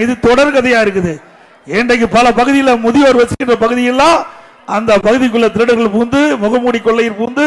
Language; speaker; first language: Tamil; native; Tamil